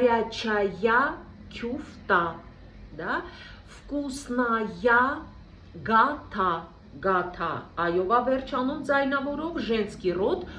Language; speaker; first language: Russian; non-native, fluent; Armenian